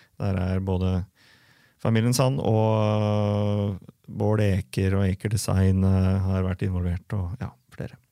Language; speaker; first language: Norwegian; native; Norwegian